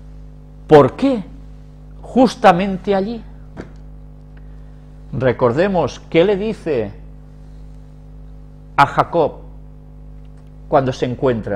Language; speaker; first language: Spanish; native; Spanish